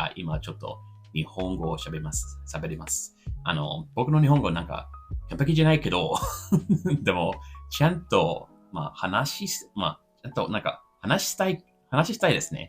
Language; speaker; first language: Japanese; non-native, learner; English